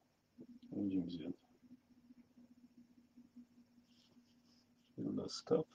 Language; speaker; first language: Arabic; native; Arabic